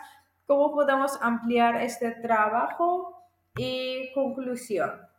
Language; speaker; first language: Spanish; non-native, fluent; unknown